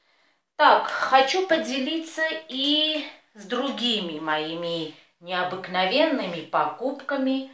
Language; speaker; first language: Russian; non-native, fluent; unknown